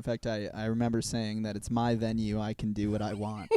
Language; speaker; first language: English; native; English